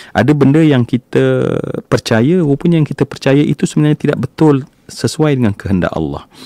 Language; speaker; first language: Malay; native; Malay